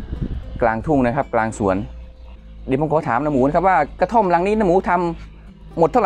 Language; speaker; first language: Thai; native; Thai